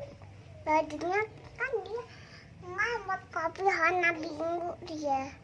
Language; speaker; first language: Indonesian; native; Indonesian